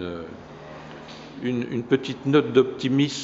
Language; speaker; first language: French; native; French